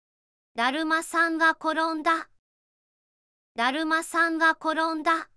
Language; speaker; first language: Japanese; native; Japanese